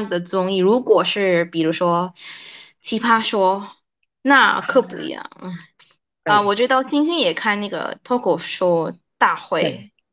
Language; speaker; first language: Chinese; early bilingual, heritage; Chinese